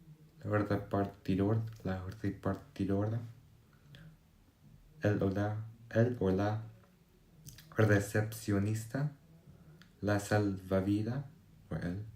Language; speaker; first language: Spanish; non-native, learner; English